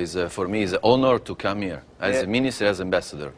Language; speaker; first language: English; non-native, learner; Italian